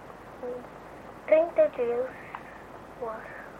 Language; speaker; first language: Portuguese; early bilingual, heritage; Portuguese